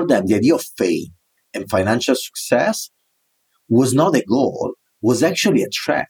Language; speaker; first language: English; non-native, fluent; Italian